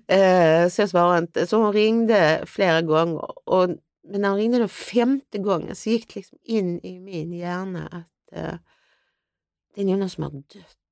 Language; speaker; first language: Swedish; native; Swedish